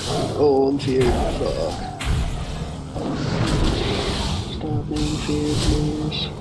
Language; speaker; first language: English; native; English